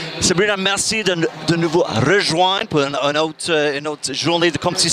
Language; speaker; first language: French; non-native, local second language; English